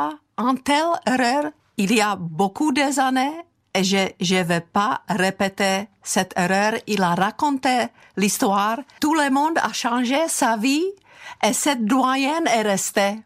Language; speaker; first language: French; non-native, fluent; Czech